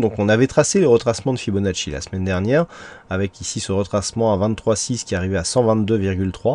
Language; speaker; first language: French; native; French